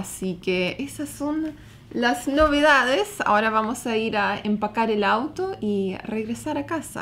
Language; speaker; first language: Spanish; native; Spanish